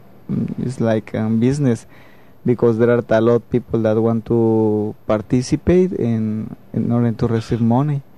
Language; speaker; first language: English; non-native, learner; Spanish